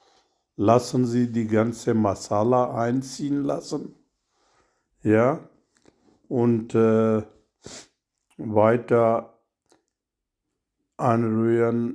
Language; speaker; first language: German; non-native, learner; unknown